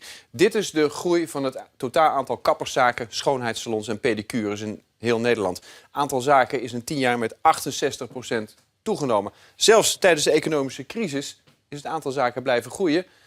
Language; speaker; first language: Dutch; native; Dutch